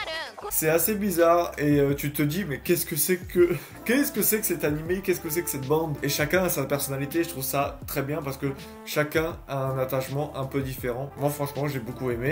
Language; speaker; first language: French; native; French